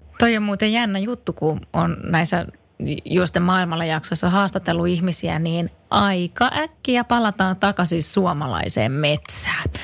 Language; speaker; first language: Finnish; native; Finnish